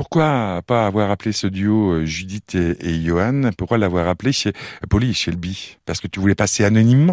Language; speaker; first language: French; native; French